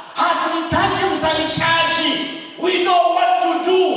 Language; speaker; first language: English; non-native, local second language; Swahili